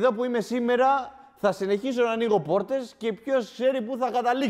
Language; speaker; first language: Greek; native; Greek